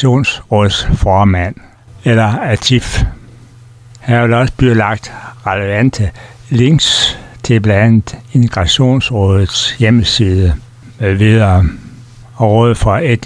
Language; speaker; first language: Danish; native; Danish